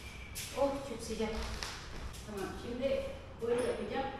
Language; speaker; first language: Turkish; non-native, learner; Filipino